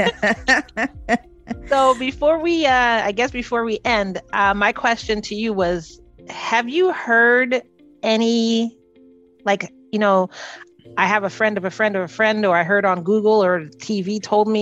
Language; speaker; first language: English; native; English